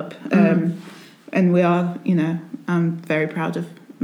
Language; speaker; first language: English; native; English